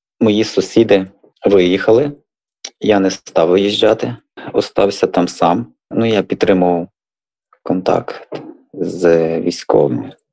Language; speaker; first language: Ukrainian; native; Ukrainian